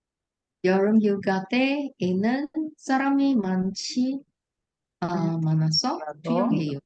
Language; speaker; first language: Korean; non-native, learner; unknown